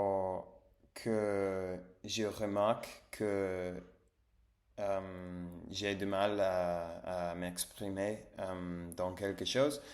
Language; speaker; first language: French; non-native, learner; English